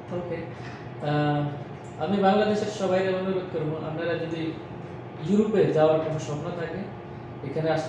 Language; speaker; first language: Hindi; non-native, learner; Bangla